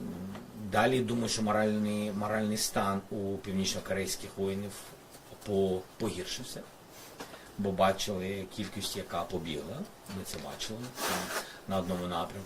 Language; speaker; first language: Ukrainian; non-native, local second language; Russian